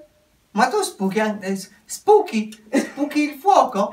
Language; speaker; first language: Italian; native; Italian